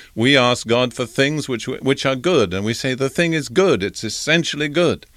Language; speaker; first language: English; native; English